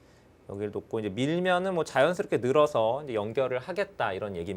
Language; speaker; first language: Korean; native; Korean